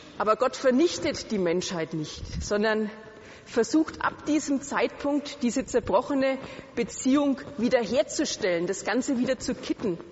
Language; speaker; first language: German; native; German